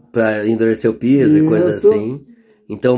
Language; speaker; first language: Portuguese; native; Portuguese